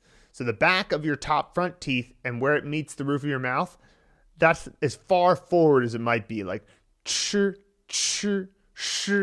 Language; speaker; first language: English; native; English